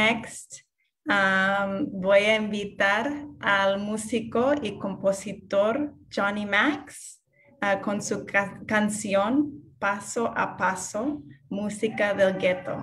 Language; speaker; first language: Spanish; non-native, fluent; English